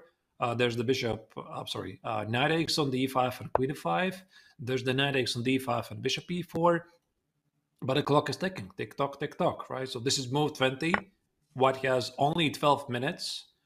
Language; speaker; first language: English; non-native, fluent; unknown